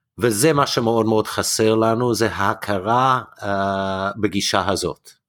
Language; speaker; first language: Hebrew; non-native, fluent; English